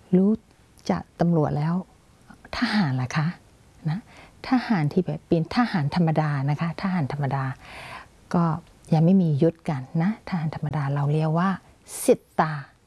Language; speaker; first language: Thai; non-native, fluent; Burmese